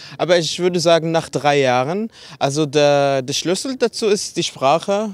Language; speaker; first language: German; non-native, fluent; Arabic